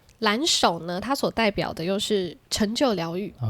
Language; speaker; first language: Chinese; native; Chinese